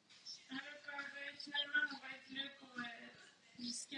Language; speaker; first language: French; native; French